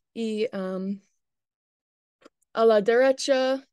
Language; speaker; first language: Spanish; non-native, learner; English